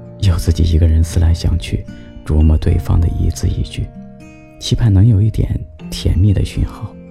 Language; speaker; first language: Chinese; native; Chinese